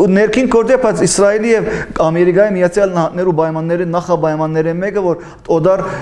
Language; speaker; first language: Armenian; early bilingual, heritage; Armenian